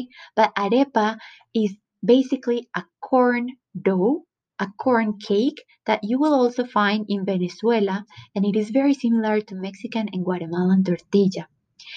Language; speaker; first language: English; non-native, fluent; Spanish